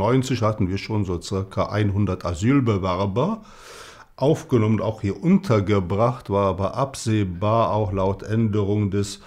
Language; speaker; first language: German; native; German